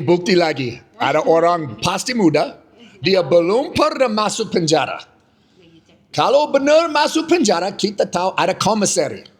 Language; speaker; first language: Indonesian; non-native, fluent; English